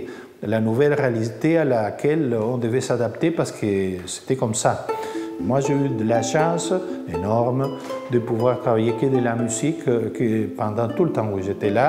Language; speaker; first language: French; non-native, fluent; Spanish